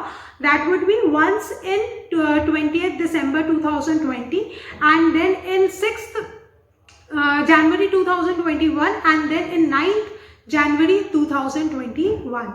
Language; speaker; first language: English; non-native, local second language; Hindi